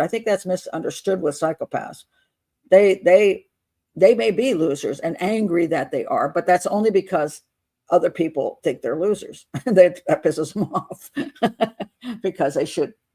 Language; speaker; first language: English; native; English